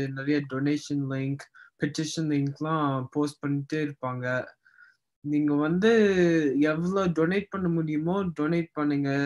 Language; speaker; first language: Tamil; early bilingual, heritage; Tamil